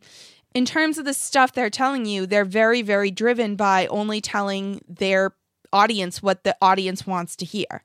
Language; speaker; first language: English; native; English